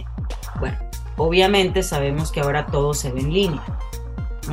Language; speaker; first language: Spanish; native; Spanish